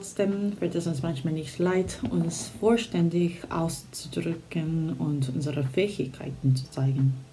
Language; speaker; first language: German; non-native, fluent; Korean